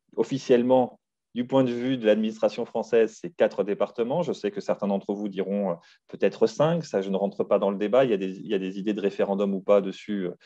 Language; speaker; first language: French; native; French